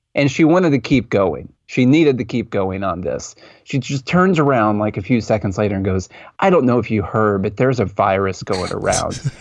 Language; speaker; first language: English; native; English